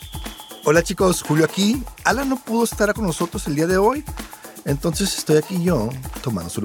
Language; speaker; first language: Spanish; native; Spanish